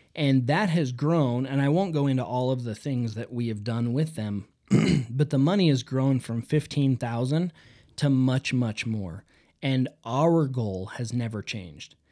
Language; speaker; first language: English; native; English